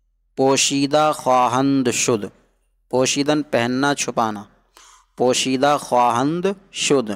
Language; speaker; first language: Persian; non-native, fluent; Urdu